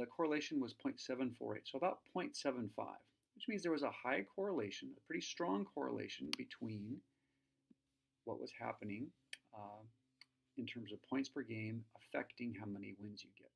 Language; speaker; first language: English; native; English